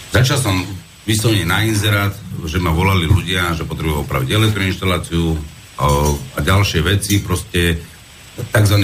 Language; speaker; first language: Slovak; non-native, fluent; Arabic